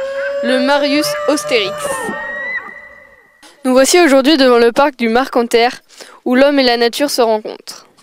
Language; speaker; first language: French; native; French